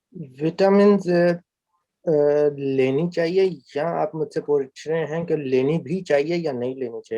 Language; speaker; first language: Urdu; native; Urdu